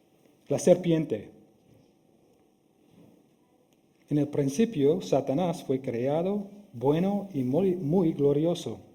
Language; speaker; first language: Spanish; non-native, fluent; English